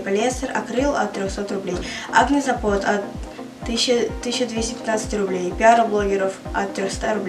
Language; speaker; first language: Russian; non-native, local second language; Yakut